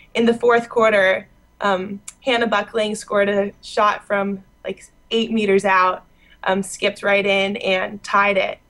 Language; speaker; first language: English; native; English